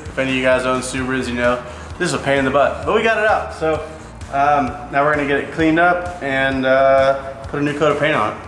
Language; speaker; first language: English; native; English